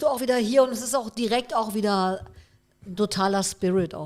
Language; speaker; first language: German; native; German